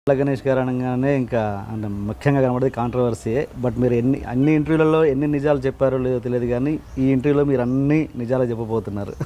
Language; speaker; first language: Telugu; native; Telugu